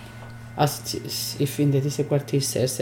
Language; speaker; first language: German; non-native, learner; Spanish